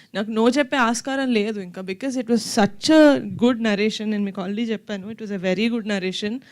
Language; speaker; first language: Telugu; native; Telugu